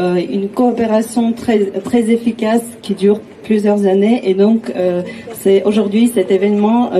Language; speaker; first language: French; non-native, fluent; Armenian